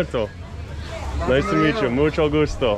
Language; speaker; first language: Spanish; non-native, learner; English